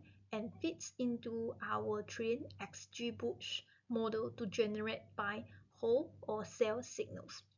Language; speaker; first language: English; non-native, local second language; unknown